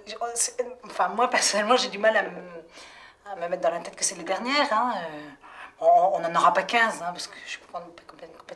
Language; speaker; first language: French; native; French